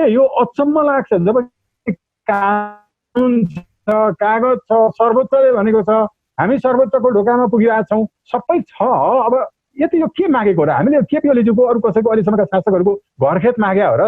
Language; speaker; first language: Nepali; native; Nepali